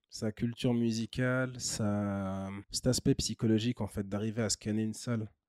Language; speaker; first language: French; early bilingual, other home language; Kinyarwanda